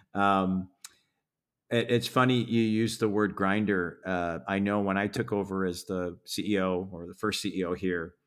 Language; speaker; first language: English; native; English